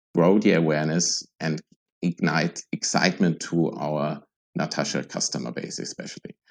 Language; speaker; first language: English; non-native, fluent; German